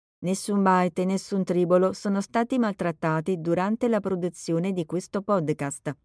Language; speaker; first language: Italian; native; Italian